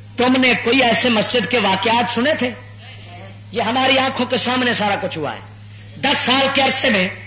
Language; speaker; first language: Urdu; non-native, local second language; Punjabi